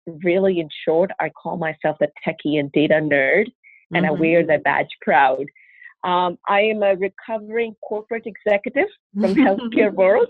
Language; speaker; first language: English; non-native, local second language; Hindi